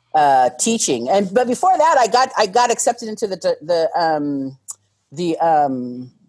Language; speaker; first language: English; native; English